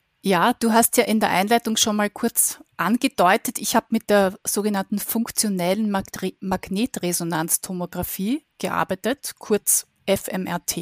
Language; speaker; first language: German; native; German